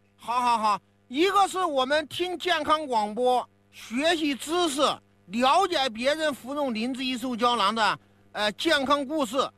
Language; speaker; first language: Chinese; native; Chinese